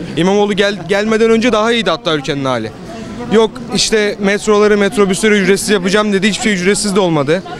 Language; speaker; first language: Turkish; native; Turkish